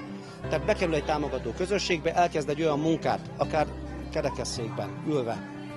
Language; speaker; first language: Hungarian; native; Hungarian